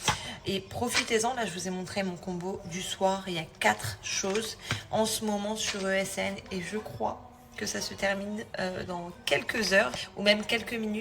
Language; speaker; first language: French; native; French